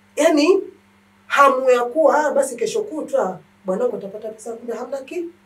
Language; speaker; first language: Swahili; native; Swahili